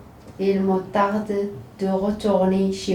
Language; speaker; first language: French; non-native, learner; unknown